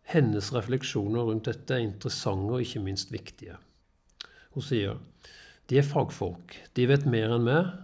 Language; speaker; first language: Norwegian; native; Norwegian